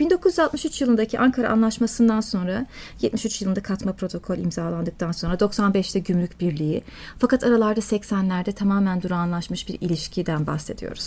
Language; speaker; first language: Turkish; native; Turkish